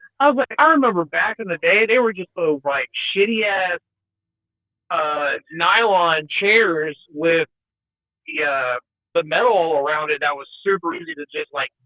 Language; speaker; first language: English; native; English